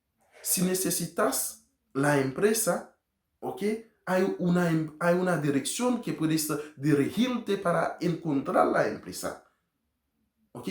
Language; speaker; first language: Spanish; non-native, learner; Haitian Creole